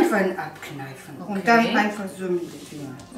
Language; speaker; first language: German; non-native, fluent; Russian